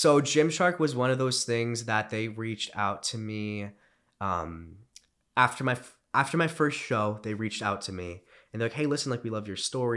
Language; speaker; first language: English; early bilingual, other home language; Romanian